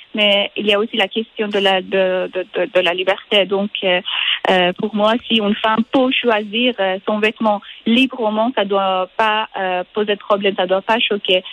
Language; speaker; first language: French; non-native, fluent; Persian